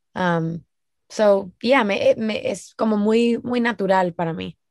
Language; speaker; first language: Spanish; early bilingual, heritage; Spanish